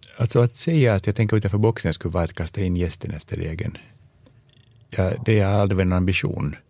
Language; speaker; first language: Swedish; native; Swedish